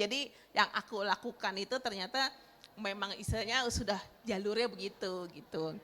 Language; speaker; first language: Indonesian; native; Indonesian